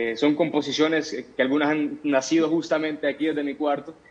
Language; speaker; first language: Spanish; native; Spanish